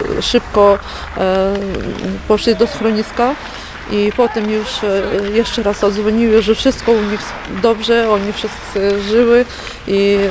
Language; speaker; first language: Polish; non-native, learner; Ukrainian